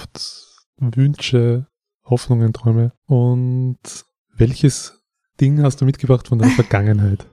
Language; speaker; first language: German; native; German